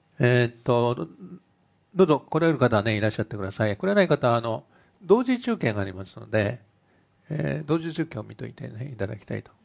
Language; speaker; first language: Japanese; native; Japanese